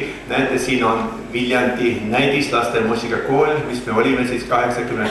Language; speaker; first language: Estonian; native; Estonian